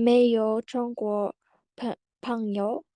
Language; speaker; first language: Chinese; non-native, learner; Kyrgyz